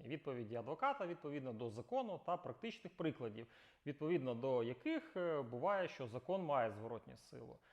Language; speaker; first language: Ukrainian; native; Ukrainian